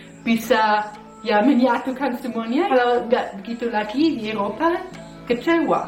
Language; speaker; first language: Indonesian; non-native, fluent; German